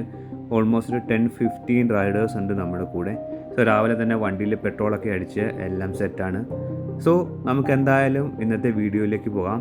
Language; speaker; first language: Malayalam; native; Malayalam